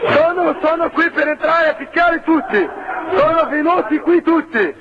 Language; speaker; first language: Italian; non-native, learner; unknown